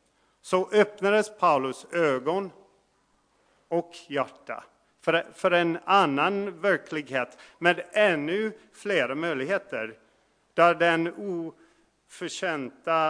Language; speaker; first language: Swedish; non-native, fluent; English